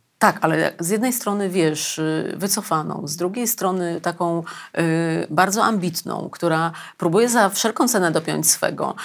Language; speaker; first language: Polish; native; Polish